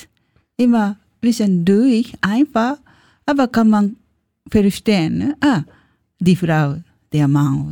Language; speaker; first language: German; non-native, learner; Japanese